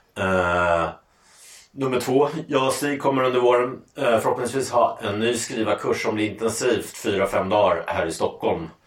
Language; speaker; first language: Swedish; native; Swedish